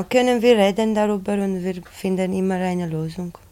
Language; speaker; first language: German; non-native, learner; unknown